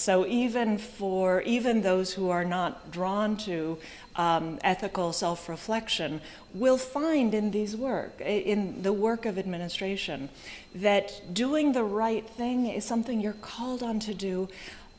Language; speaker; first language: English; native; English